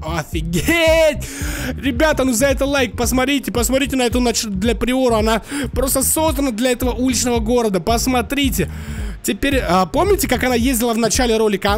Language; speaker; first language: Russian; native; Russian